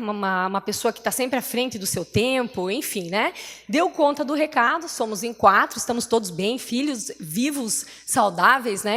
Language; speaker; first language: Portuguese; native; Portuguese